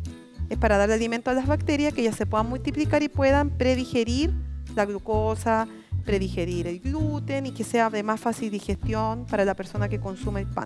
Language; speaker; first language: Spanish; native; Spanish